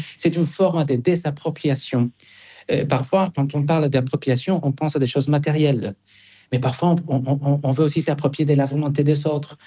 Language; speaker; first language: French; non-native, fluent; Spanish